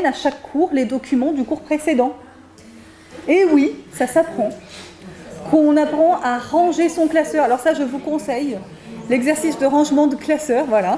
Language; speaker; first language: French; native; French